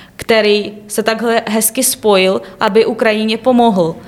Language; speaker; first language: Czech; non-native, fluent; Ukrainian